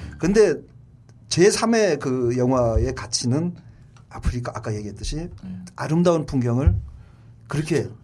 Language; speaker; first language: Korean; native; Korean